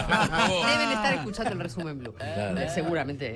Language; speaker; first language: Spanish; native; Spanish